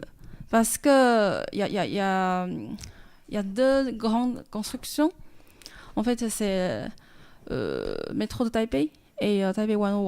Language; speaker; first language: French; non-native, fluent; Chinese